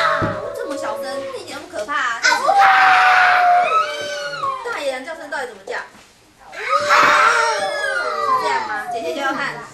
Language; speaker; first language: Chinese; native; Chinese